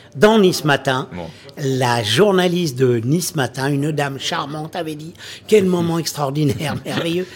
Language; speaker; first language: French; native; French